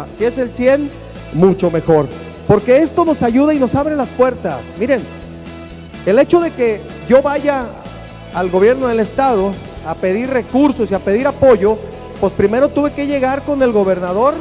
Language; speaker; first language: Spanish; native; Spanish